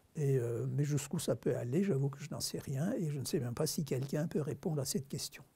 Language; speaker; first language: French; non-native, fluent; Turkish